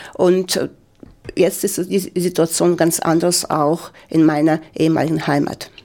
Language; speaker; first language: German; non-native, fluent; Ukrainian